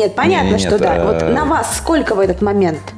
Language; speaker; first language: Russian; native; Russian